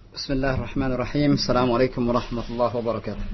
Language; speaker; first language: Arabic; non-native, fluent; Indonesian